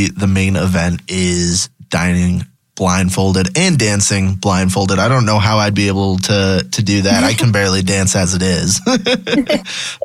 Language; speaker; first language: English; non-native, fluent; Spanish